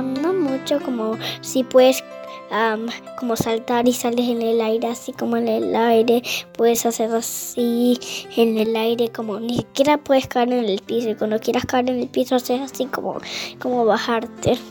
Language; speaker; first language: Spanish; early bilingual, heritage; Spanish